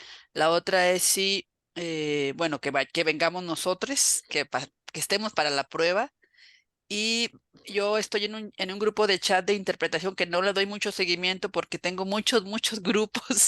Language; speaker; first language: Spanish; native; Spanish